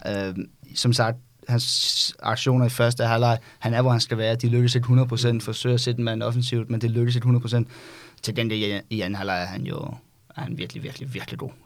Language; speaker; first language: Danish; native; Danish